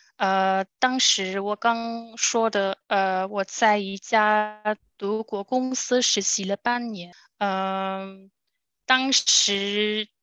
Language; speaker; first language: Chinese; non-native, learner; German